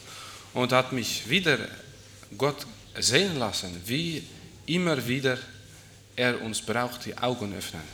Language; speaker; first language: German; non-native, fluent; Dutch